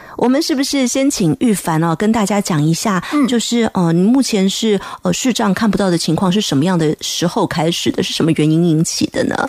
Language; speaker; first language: Chinese; native; Chinese